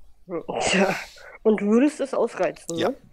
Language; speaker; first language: German; native; German